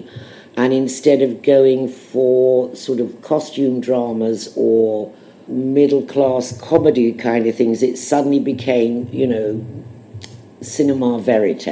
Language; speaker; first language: English; native; English